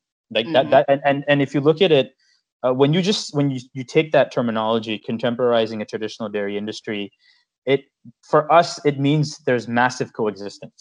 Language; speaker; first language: English; native; English